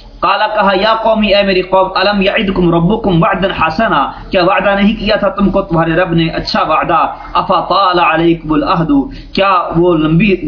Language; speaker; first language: Urdu; native; Urdu